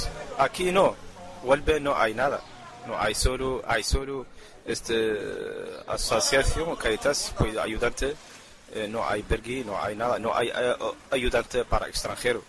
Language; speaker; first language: Spanish; non-native, learner; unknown